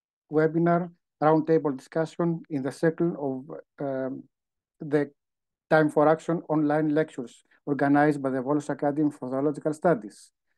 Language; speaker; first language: English; non-native, fluent; Greek